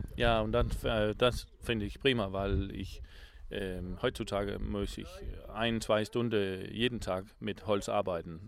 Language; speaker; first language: German; non-native, learner; Danish